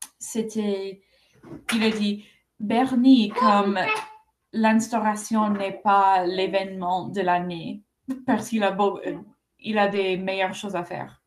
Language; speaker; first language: French; non-native, fluent; English